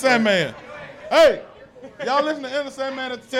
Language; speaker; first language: English; native; English